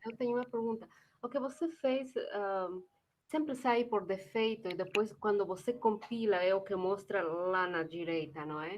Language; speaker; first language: Portuguese; non-native, fluent; Spanish